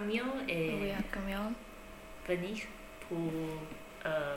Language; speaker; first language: French; non-native, learner; Chinese